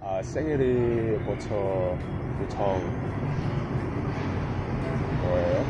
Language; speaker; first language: Korean; non-native, learner; English